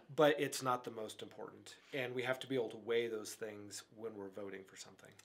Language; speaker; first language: English; native; English